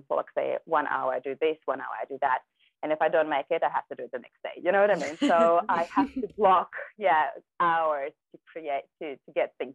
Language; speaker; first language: English; non-native, fluent; German